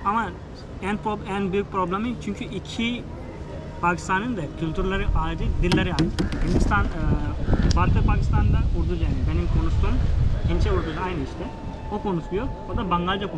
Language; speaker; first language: Turkish; non-native, fluent; Urdu